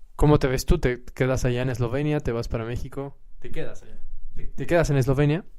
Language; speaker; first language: Spanish; native; Spanish